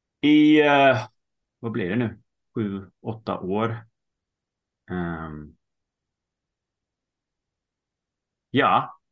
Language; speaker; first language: Swedish; early bilingual, heritage; Swedish